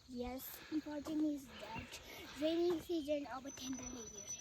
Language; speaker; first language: English; non-native, learner; Tibetan